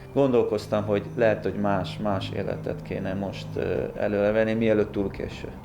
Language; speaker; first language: Hungarian; early bilingual, heritage; Hungarian